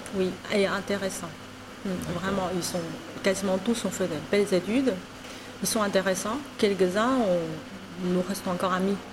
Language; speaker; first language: French; non-native, fluent; Chinese